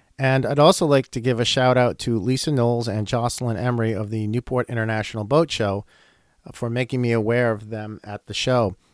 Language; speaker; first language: English; native; English